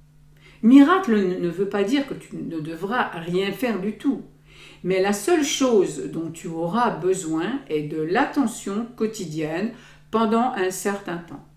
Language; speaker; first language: French; native; French